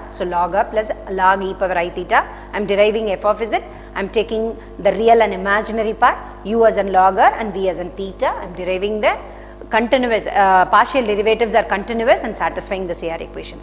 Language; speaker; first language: English; non-native, local second language; Tamil